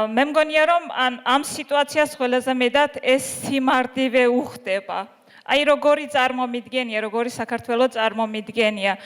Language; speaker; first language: Georgian; non-native, local second language; Azerbaijani